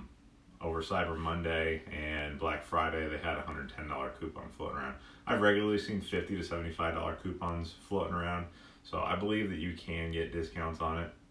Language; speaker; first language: English; native; English